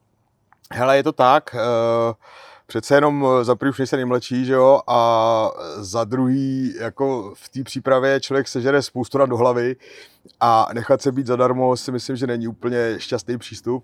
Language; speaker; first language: Czech; native; Czech